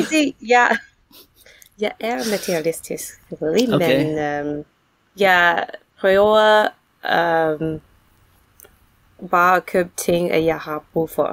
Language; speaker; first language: Danish; non-native, fluent; English